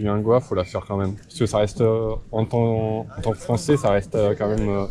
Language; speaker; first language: French; native; French